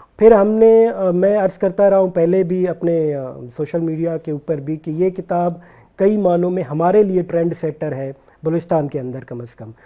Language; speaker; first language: Urdu; non-native, local second language; Baluchi